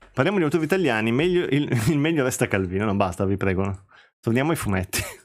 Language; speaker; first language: Italian; native; Italian